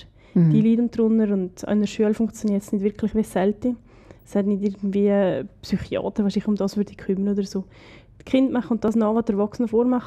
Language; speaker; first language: German; native; German